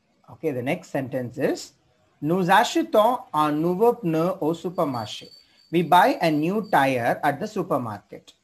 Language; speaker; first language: English; non-native, local second language; Tamil